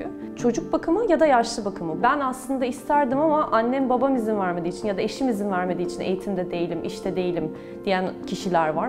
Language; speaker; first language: Turkish; native; Turkish